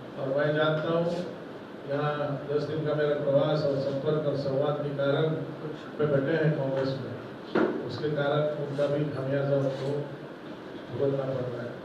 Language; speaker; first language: Hindi; non-native, local second language; Marathi